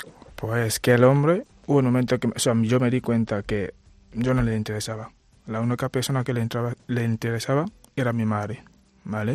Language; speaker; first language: Spanish; non-native, fluent; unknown